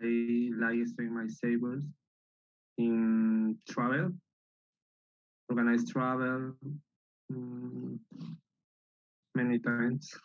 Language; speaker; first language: English; non-native, learner; Spanish